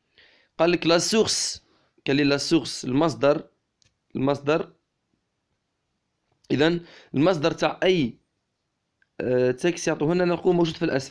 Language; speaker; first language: Arabic; native; Arabic